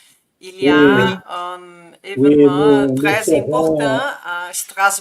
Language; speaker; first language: French; non-native, fluent; Portuguese